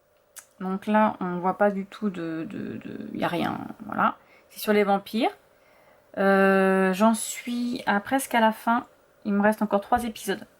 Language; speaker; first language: French; native; French